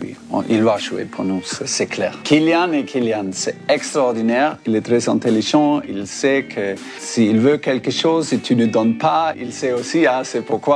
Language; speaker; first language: French; non-native, fluent; German